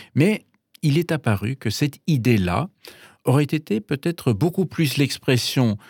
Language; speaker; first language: French; non-native, fluent; German